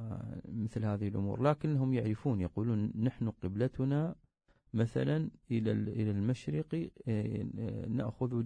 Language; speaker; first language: Arabic; native; Arabic